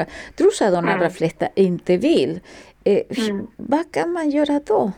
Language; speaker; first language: Swedish; non-native, fluent; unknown